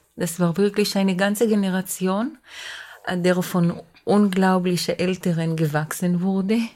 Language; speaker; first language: German; non-native, fluent; Hebrew